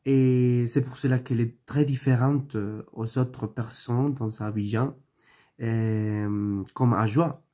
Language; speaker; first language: French; non-native, learner; Spanish